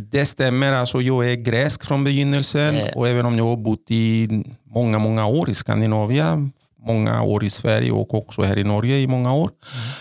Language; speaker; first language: Norwegian; non-native, fluent; Greek